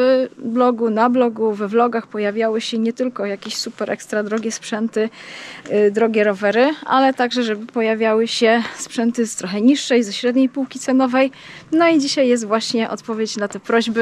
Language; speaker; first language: Polish; native; Polish